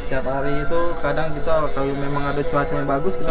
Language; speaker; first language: Indonesian; native; Indonesian